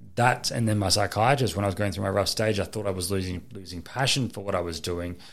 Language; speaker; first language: English; native; English